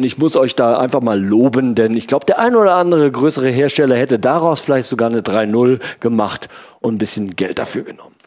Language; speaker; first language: German; native; German